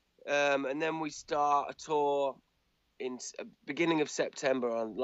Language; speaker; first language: English; native; English